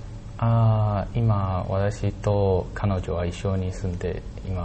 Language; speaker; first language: Japanese; non-native, learner; Chinese